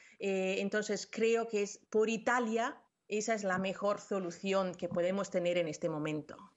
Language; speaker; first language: Spanish; non-native, fluent; Italian